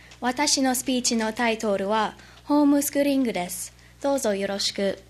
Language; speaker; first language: Japanese; non-native, learner; English